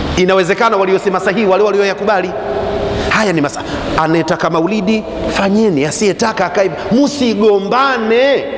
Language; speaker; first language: Swahili; non-native, local second language; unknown